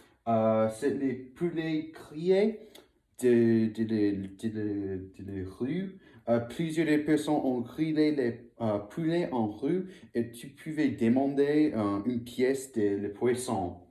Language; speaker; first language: French; non-native, learner; English